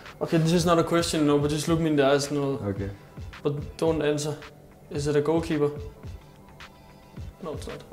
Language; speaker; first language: English; non-native, fluent; Danish